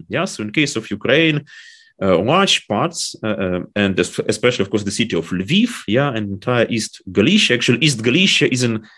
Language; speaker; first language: English; non-native, fluent; Ukrainian